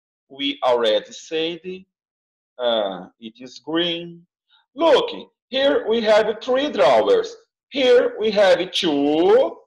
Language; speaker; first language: English; non-native, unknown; Portuguese